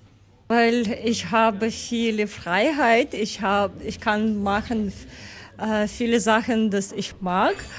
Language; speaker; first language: German; non-native, learner; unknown